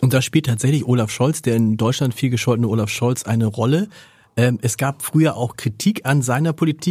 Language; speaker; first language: German; native; German